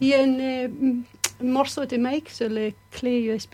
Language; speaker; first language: French; non-native, fluent; English